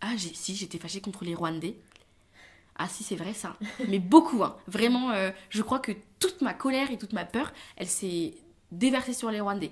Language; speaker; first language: French; early bilingual, other home language; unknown